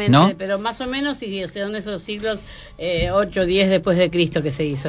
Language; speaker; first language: Spanish; native; Spanish